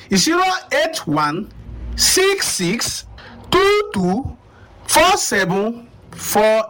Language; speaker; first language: Nigerian Pidgin; non-native, local second language; Yoruba